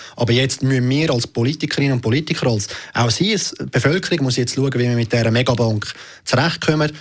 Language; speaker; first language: German; native; German